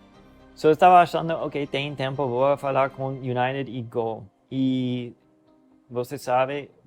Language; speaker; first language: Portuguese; non-native, learner; English